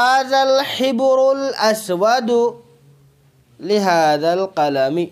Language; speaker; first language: Arabic; non-native, learner; Urdu